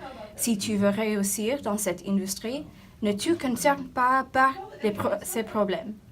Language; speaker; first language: French; non-native, learner; English